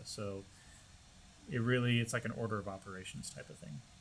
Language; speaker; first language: English; native; English